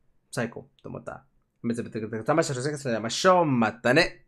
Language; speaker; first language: Japanese; non-native, learner; Spanish